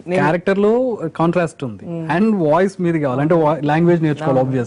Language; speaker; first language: Telugu; native; Telugu